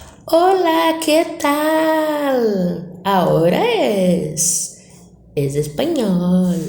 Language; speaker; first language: Spanish; non-native, fluent; Portuguese